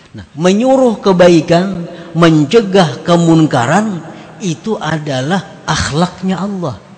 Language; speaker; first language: Indonesian; non-native, local second language; Banjar